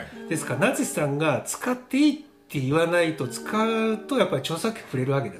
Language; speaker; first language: Japanese; native; Japanese